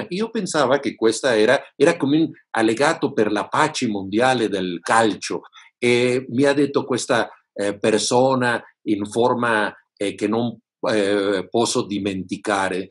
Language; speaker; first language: Italian; non-native, fluent; Spanish